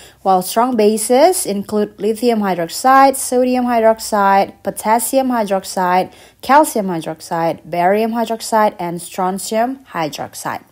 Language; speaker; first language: English; non-native, fluent; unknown